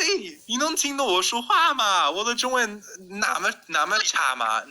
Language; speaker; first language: Chinese; non-native, learner; English